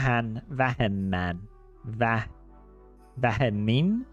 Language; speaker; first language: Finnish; non-native, learner; English